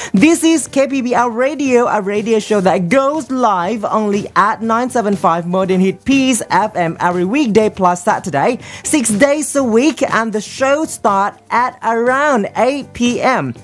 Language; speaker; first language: English; non-native, fluent; Thai